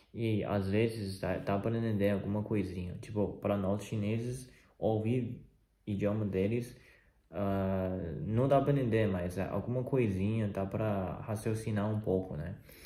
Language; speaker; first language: Portuguese; non-native, fluent; Chinese